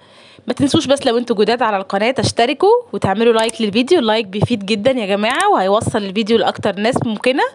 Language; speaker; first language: Arabic; native; Arabic